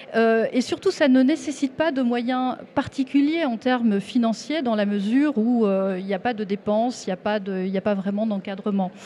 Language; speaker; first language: French; native; French